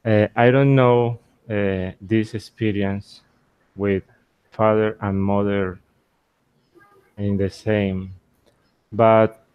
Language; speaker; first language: English; non-native, learner; Spanish